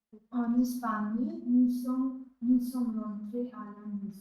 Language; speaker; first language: French; non-native, learner; Hindi